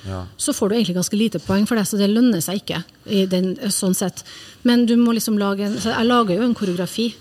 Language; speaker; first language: Norwegian; native; Norwegian